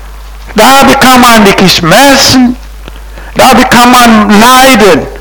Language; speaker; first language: German; non-native, fluent; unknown